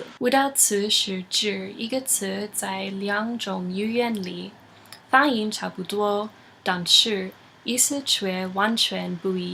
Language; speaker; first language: Chinese; non-native, learner; English